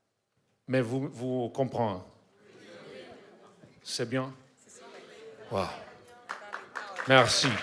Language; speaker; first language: French; non-native, learner; Portuguese